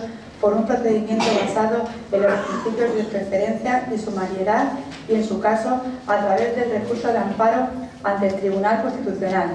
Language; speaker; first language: Spanish; native; Spanish